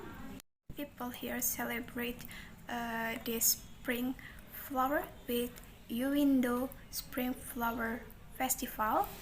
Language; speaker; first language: English; non-native, learner; Indonesian